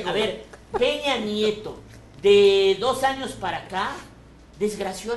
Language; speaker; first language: Spanish; native; Spanish